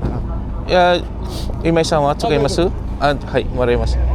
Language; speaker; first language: Japanese; non-native, learner; Filipino